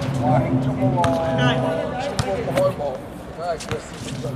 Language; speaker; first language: Chinese; native; Chinese